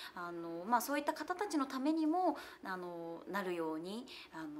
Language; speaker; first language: Japanese; native; Japanese